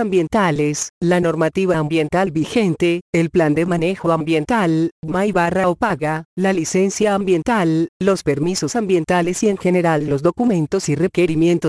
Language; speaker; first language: Spanish; native; Spanish